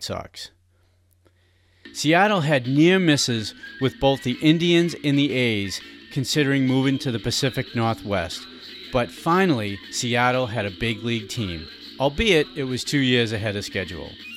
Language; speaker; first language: English; native; English